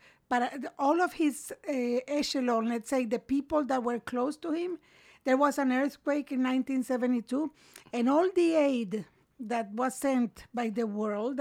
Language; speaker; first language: English; non-native, fluent; Spanish